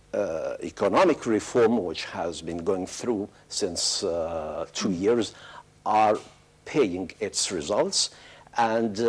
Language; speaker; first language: English; non-native, fluent; Arabic